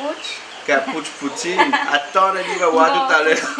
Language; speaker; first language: French; native; French